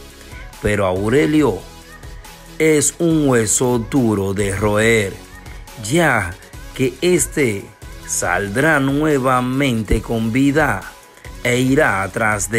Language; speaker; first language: Spanish; native; Spanish